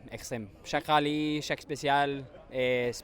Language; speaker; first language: French; non-native, learner; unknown